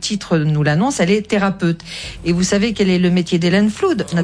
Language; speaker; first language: French; native; French